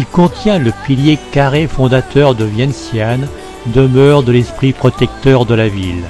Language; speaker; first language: French; native; French